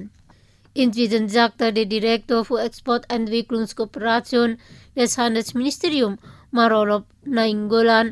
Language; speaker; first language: German; non-native, fluent; Indonesian